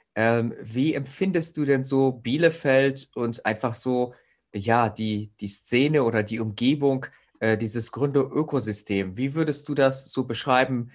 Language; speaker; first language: German; native; German